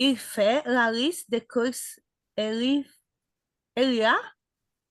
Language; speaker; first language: French; non-native, learner; Portuguese